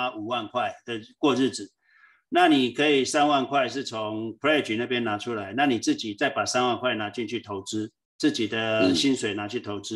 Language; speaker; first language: Chinese; native; Chinese